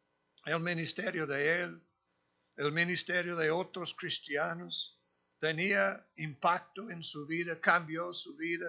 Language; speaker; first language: Spanish; non-native, fluent; English